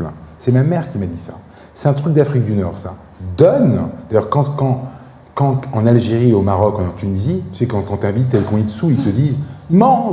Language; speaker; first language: French; native; French